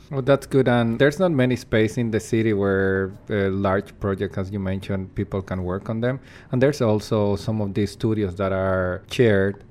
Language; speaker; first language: English; non-native, fluent; Spanish